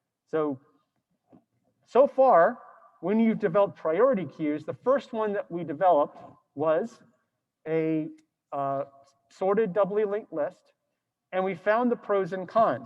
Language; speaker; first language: English; native; English